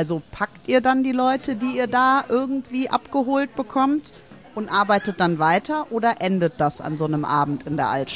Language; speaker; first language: German; native; German